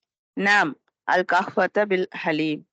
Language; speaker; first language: Arabic; non-native, learner; Tamil